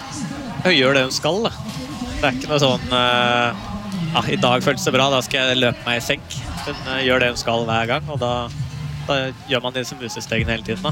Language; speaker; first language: Norwegian; native; Norwegian